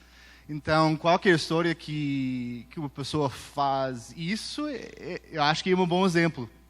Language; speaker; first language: Portuguese; early bilingual, heritage; Portuguese